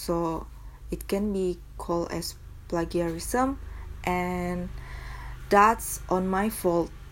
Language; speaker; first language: English; non-native, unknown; Indonesian